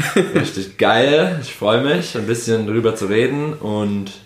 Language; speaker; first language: German; non-native, fluent; English